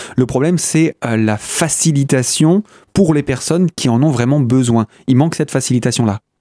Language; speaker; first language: French; native; French